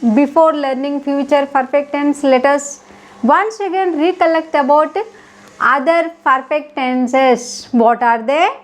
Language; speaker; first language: English; non-native, local second language; Telugu